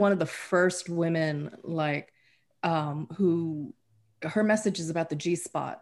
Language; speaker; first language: English; native; English